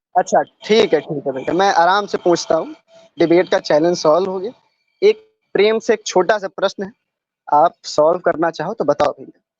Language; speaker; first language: Hindi; native; Hindi